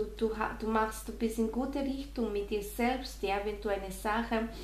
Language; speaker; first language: German; non-native, fluent; Spanish